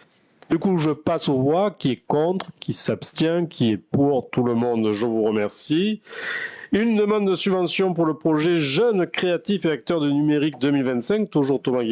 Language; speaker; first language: French; native; French